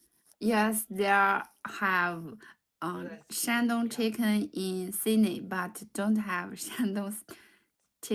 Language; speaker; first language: English; non-native, learner; Chinese